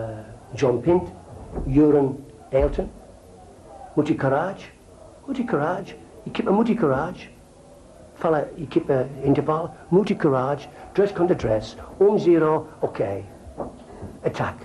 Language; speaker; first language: Portuguese; non-native, learner; English